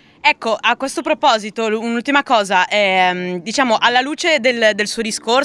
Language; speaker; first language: Italian; native; Italian